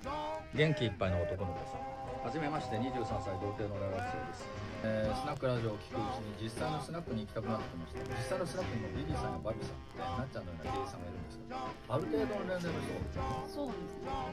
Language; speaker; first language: Japanese; native; Japanese